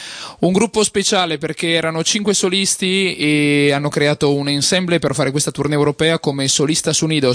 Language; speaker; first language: Italian; native; Italian